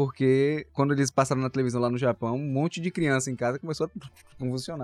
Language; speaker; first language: Portuguese; native; Portuguese